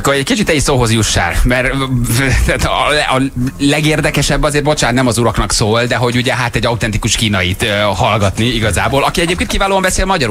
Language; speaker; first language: Hungarian; native; Hungarian